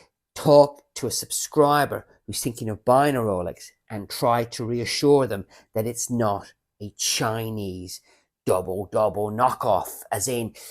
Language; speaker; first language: English; native; English